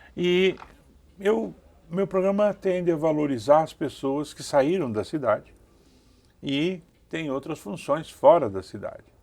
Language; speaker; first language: Portuguese; native; Portuguese